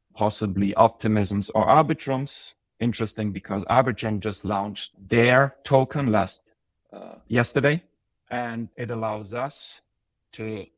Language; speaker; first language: English; non-native, fluent; Bosnian